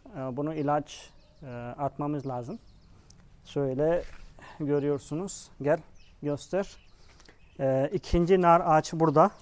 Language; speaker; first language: Turkish; non-native, fluent; Hindi